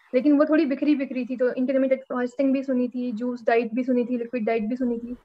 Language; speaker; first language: Hindi; native; Hindi